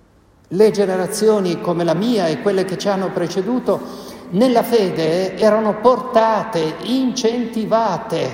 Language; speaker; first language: Italian; native; Italian